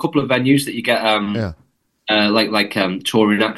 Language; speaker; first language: English; native; English